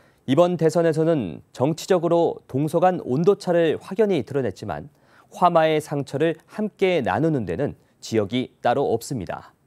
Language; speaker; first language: Korean; native; Korean